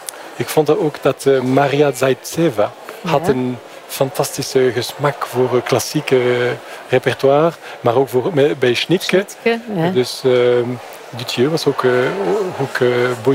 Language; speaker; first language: Dutch; non-native, fluent; French